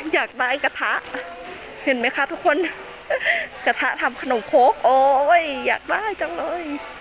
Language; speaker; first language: Thai; native; Thai